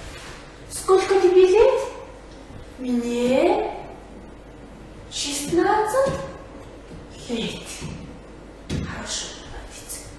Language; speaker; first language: Russian; non-native, fluent; Mongolian